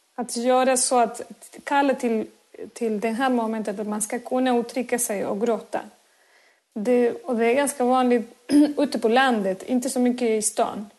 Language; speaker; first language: Swedish; non-native, fluent; Spanish